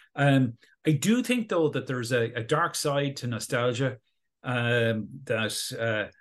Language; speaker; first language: English; native; English